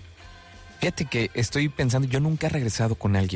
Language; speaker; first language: Spanish; native; Spanish